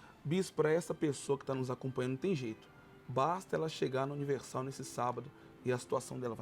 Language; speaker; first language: Portuguese; native; Portuguese